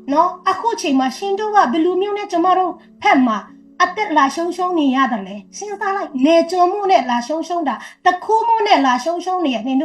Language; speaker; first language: Burmese; non-native, local second language; Tedim Chin